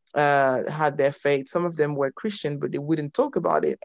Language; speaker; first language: English; non-native, fluent; French